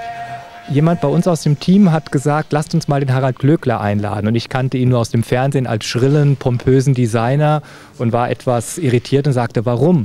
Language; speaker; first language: German; native; German